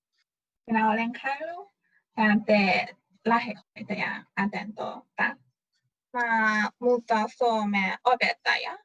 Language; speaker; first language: Finnish; non-native, learner; Chinese